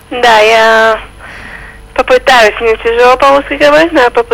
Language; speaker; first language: Russian; early bilingual, heritage; Hebrew